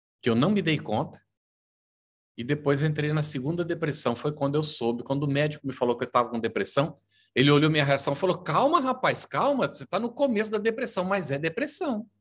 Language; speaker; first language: Portuguese; native; Portuguese